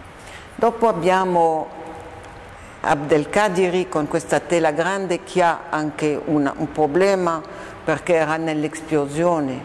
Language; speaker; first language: Italian; non-native, fluent; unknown